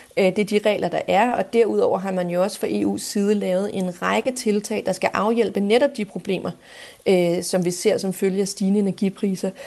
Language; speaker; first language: Danish; native; Danish